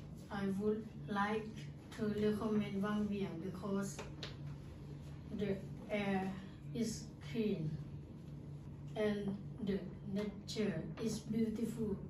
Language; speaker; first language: English; non-native, learner; Lao